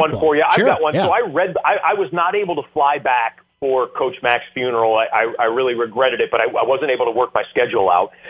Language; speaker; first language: English; native; English